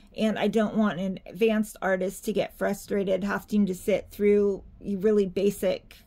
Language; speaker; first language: English; native; English